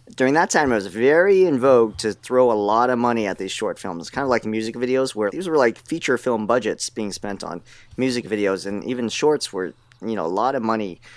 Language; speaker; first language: English; native; English